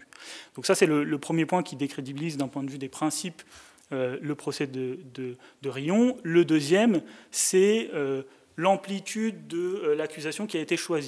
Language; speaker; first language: French; native; French